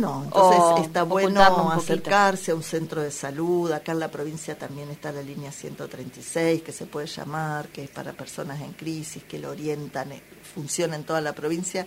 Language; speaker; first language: Spanish; native; Spanish